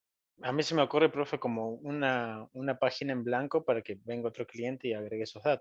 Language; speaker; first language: Spanish; native; Spanish